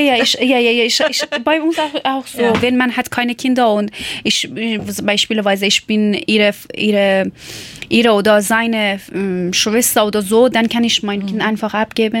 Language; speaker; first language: German; non-native, learner; Persian